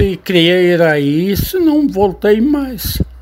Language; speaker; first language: Portuguese; non-native, learner; Arabic